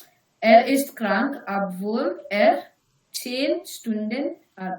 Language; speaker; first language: German; non-native, learner; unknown